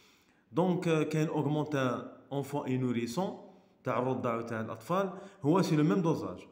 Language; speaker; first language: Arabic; native; Arabic